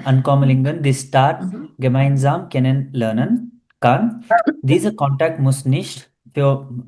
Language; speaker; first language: German; non-native, learner; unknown